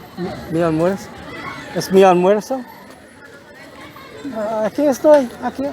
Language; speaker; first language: Spanish; non-native, learner; English